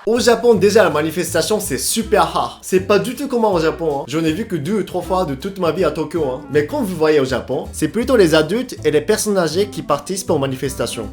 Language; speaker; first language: French; non-native, fluent; Japanese